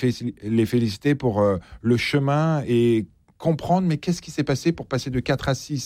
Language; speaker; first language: French; native; French